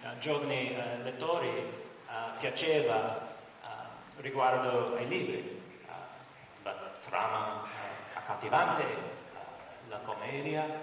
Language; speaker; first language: Italian; non-native, learner; English